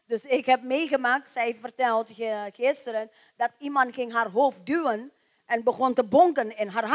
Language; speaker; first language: Dutch; non-native, learner; Indonesian